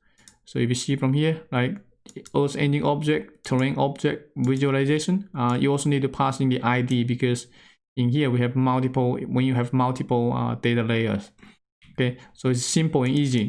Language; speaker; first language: English; non-native, fluent; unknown